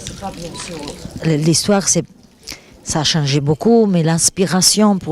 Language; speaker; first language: French; non-native, fluent; Italian